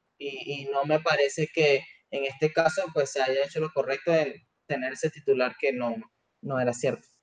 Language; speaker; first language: Spanish; native; Spanish